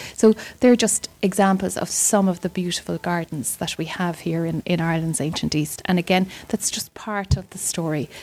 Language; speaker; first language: English; native; English